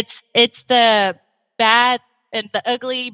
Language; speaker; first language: English; non-native, fluent; Korean